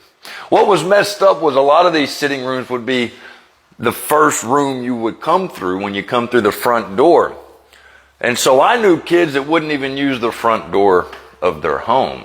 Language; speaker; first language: English; native; English